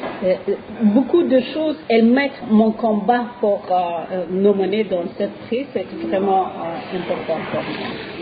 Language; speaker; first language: French; non-native, learner; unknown